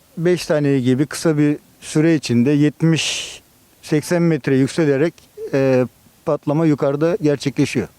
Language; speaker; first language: Turkish; native; Turkish